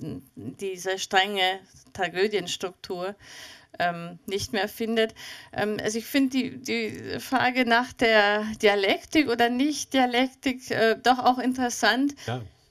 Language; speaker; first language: German; native; German